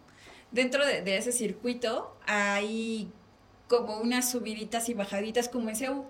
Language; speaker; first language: Spanish; native; Spanish